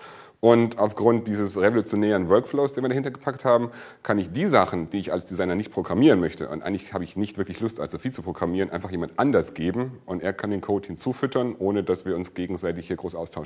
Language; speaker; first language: German; native; German